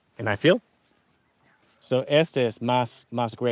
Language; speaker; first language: Spanish; non-native, learner; English